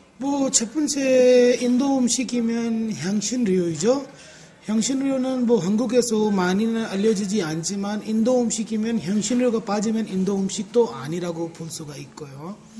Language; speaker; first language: Korean; non-native, fluent; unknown